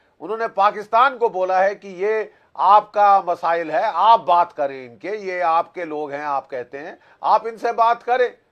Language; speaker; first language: Hindi; native; Hindi